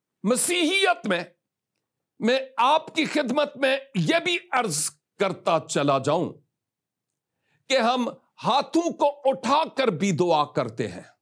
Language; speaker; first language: Urdu; native; Urdu